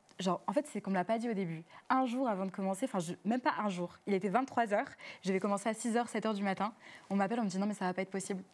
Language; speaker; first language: French; early bilingual, other home language; Arabic